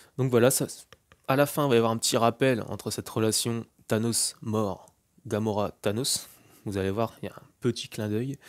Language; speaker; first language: French; native; French